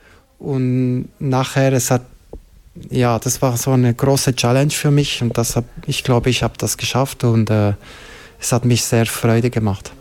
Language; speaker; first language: German; non-native, local second language; French